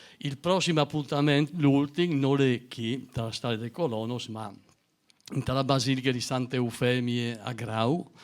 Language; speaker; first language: Italian; non-native, local second language; Friulian